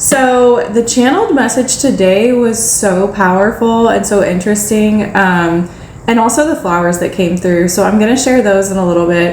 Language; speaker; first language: English; native; English